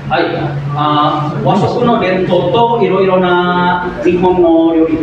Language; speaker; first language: Japanese; non-native, learner; Indonesian